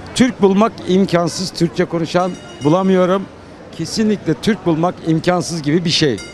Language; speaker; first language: Turkish; native; Turkish